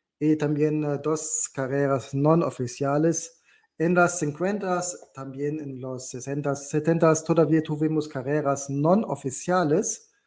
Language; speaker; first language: Spanish; non-native, learner; German